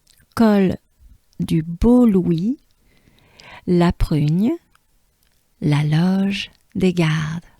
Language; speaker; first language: French; native; French